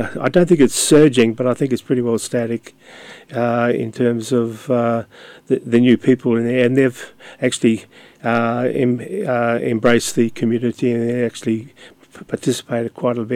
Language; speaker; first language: English; non-native, local second language; Ukrainian